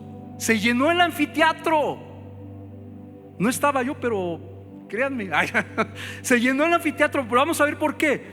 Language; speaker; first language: Spanish; native; Spanish